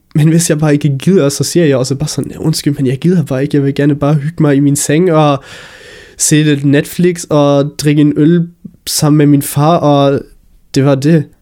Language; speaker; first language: Danish; early bilingual, heritage; Danish